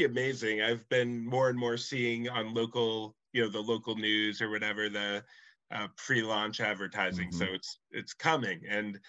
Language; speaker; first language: English; native; English